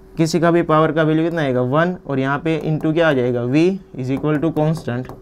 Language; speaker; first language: Hindi; non-native, local second language; Gujarati